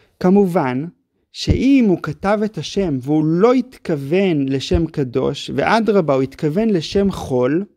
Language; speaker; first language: Hebrew; native; Hebrew